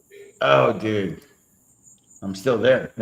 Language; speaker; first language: English; native; English